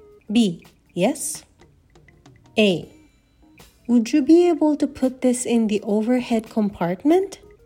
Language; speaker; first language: English; non-native, fluent; Japanese